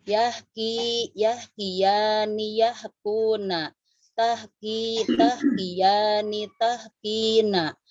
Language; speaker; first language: Arabic; non-native, learner; Indonesian